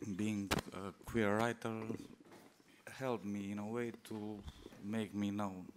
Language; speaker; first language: English; non-native, learner; Romanian